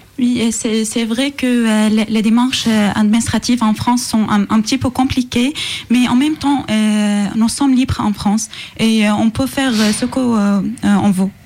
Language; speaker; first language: French; non-native, learner; Arabic